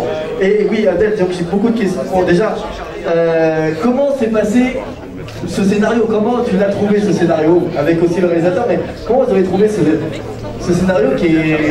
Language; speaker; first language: French; native; French